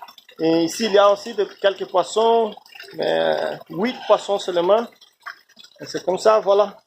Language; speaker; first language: French; non-native, fluent; Portuguese